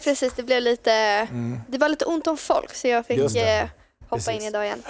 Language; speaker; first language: Swedish; native; Swedish